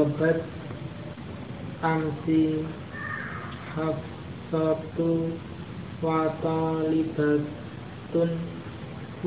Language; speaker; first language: Arabic; non-native, learner; Indonesian